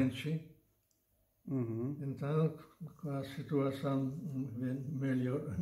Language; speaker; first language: Portuguese; non-native, learner; Polish